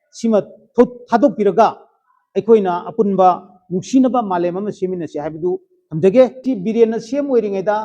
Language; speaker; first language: Manipuri; native; Manipuri